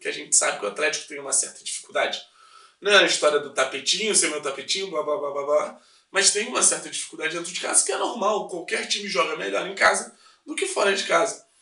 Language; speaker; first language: Portuguese; native; Portuguese